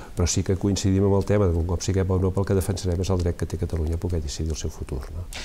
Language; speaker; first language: Catalan; native; Catalan